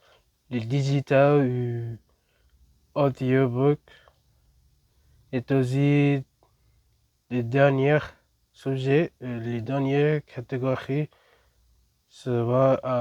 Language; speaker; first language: French; non-native, learner; English